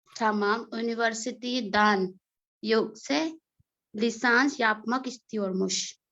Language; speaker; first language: Turkish; non-native, learner; Urdu